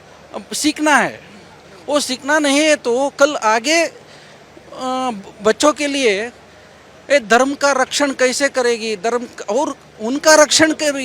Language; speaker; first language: Hindi; non-native, local second language; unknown